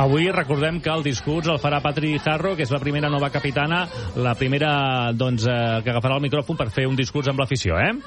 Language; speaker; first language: Catalan; native; Catalan